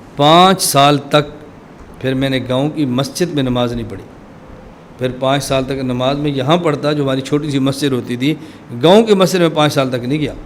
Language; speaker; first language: Urdu; non-native, local second language; Punjabi